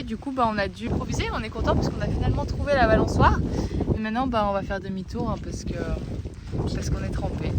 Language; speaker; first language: French; native; French